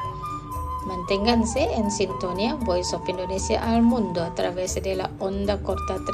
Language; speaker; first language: Spanish; non-native, fluent; Indonesian